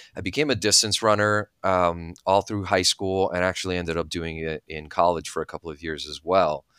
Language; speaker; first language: English; early bilingual, other home language; Bulgarian